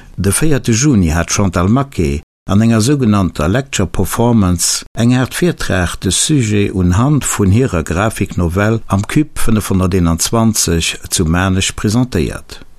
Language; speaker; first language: Luxembourgish; native; Luxembourgish